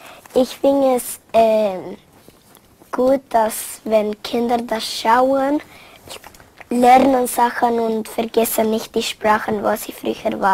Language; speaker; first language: German; early bilingual, other home language; Spanish